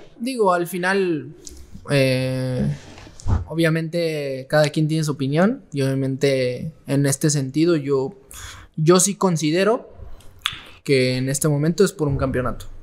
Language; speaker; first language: Spanish; native; Spanish